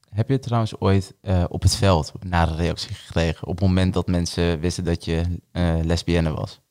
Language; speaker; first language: Dutch; native; Dutch